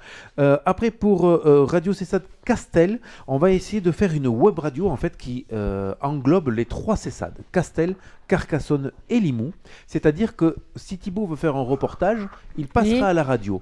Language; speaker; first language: French; native; French